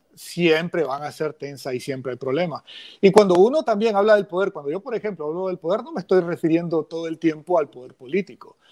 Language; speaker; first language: Spanish; native; Spanish